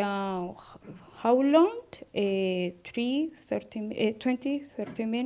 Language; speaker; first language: English; non-native, learner; Spanish